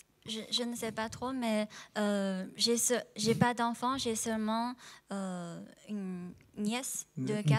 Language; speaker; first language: French; non-native, fluent; Chinese